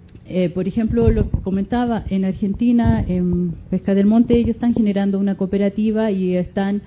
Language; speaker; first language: Spanish; native; Spanish